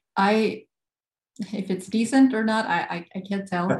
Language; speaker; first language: English; non-native, fluent; Swedish